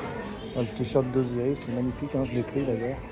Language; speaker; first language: French; native; French